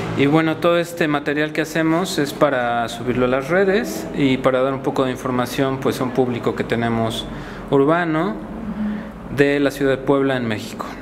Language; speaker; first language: Spanish; native; Spanish